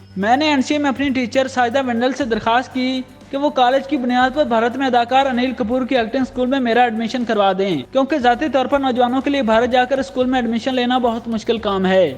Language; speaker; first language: Urdu; native; Urdu